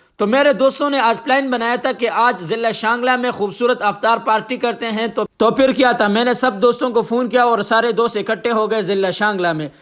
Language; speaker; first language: Urdu; non-native, local second language; Pashto